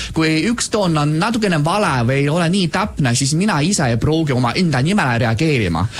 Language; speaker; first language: Estonian; non-native, fluent; Chinese